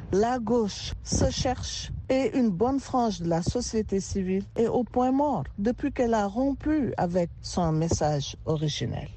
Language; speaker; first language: French; non-native, local second language; Wolof